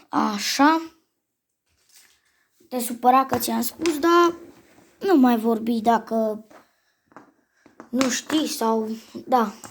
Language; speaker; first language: Romanian; native; Romanian